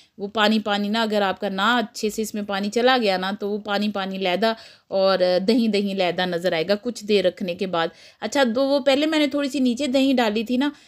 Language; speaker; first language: Urdu; non-native, local second language; Punjabi